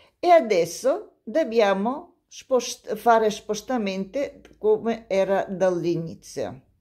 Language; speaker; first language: Italian; non-native, learner; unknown